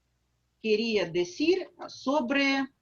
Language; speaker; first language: Spanish; non-native, fluent; Russian